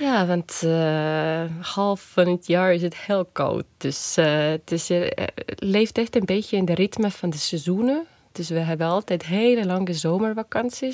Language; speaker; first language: Dutch; non-native, fluent; Estonian